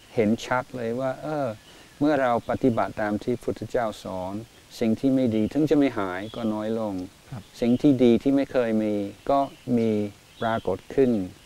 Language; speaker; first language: Thai; non-native, fluent; English